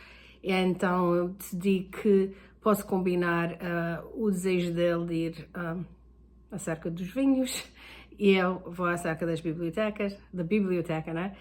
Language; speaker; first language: Portuguese; early bilingual, heritage; Portuguese